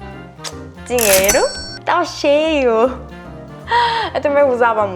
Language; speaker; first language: Portuguese; non-native, fluent; Korean